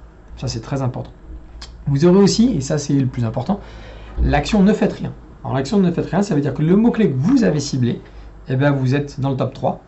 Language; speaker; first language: French; native; French